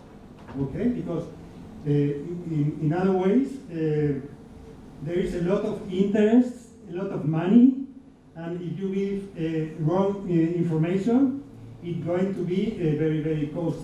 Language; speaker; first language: English; non-native, fluent; Spanish